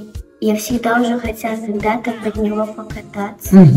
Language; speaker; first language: Russian; early bilingual, heritage; Russian